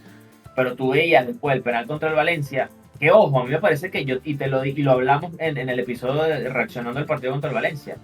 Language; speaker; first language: Spanish; native; Spanish